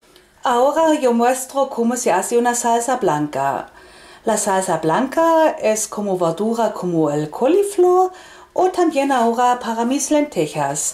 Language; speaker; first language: Spanish; non-native, learner; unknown